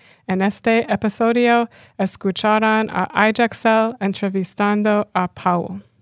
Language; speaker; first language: Spanish; non-native, fluent; English